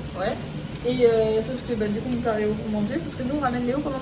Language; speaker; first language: French; native; French